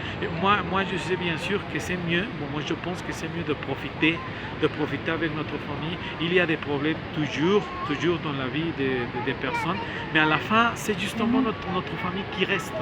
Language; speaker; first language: French; non-native, learner; Spanish